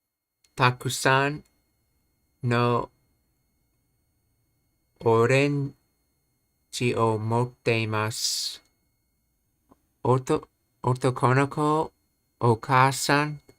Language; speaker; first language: Japanese; non-native, learner; English